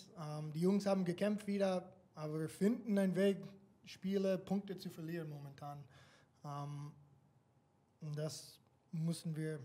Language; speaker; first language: German; non-native, fluent; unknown